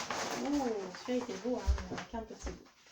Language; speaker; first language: French; native; French